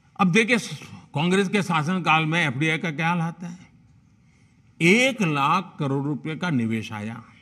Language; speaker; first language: Hindi; non-native, local second language; Gujarati